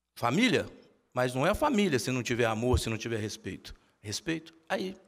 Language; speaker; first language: Portuguese; native; Portuguese